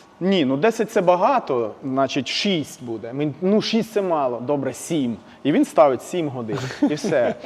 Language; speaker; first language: Ukrainian; native; Ukrainian